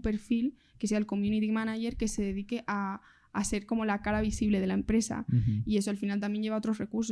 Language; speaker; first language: Spanish; native; Spanish